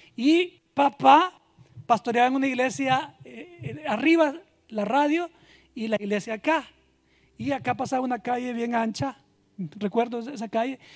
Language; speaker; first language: Spanish; native; Spanish